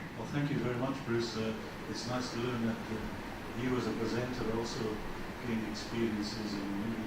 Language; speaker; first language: English; non-native, fluent; Greek